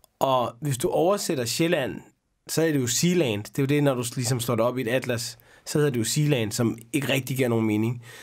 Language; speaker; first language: Danish; early bilingual, other home language; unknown